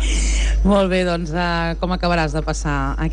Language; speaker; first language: Catalan; native; Catalan